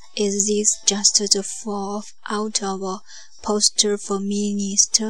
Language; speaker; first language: English; non-native, learner; Chinese